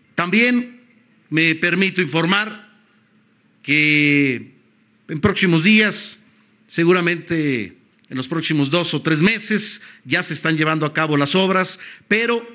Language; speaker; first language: Spanish; native; Spanish